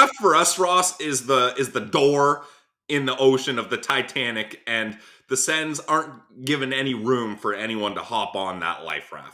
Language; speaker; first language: English; native; English